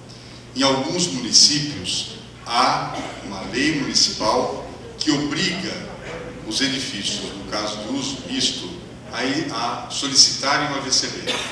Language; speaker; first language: Portuguese; native; Portuguese